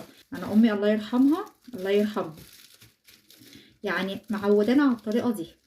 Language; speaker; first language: Arabic; native; Arabic